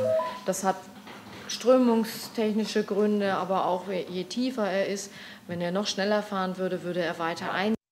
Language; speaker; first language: German; native; German